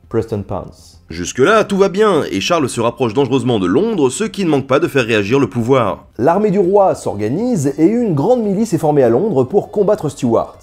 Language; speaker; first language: French; native; French